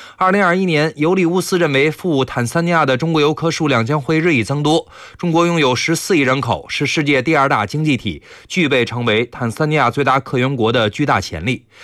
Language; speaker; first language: Chinese; native; Chinese